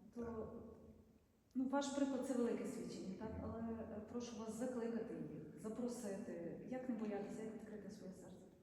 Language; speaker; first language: Ukrainian; native; Ukrainian